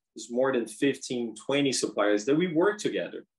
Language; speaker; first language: English; non-native, fluent; Portuguese